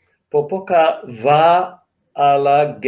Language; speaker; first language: Spanish; non-native, learner; English